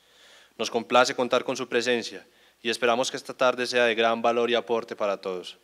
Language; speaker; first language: Spanish; native; Spanish